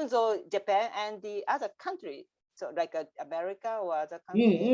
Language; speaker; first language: English; non-native, learner; Japanese